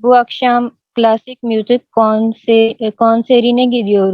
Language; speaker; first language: Turkish; non-native, learner; Urdu